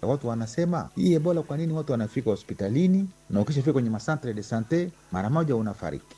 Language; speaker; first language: Swahili; non-native, local second language; Nande